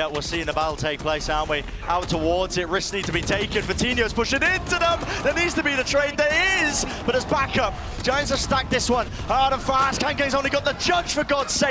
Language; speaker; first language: English; native; English